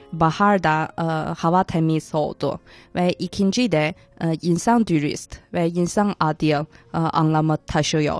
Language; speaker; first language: Turkish; non-native, fluent; Chinese